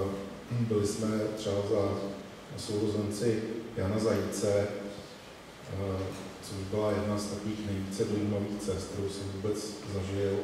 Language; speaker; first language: Czech; native; Czech